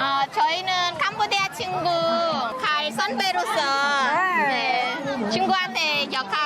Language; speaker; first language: Korean; non-native, fluent; Khmer